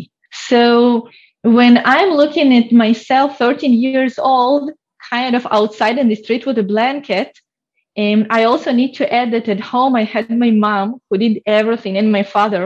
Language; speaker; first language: English; non-native, fluent; Russian